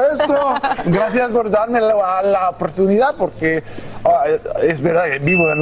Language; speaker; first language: Spanish; non-native, learner; English